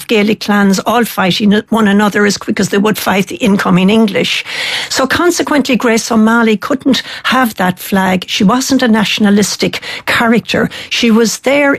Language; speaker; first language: English; native; English